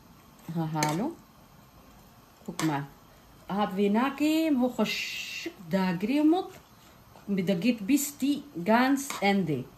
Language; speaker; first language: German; non-native, learner; Kurdish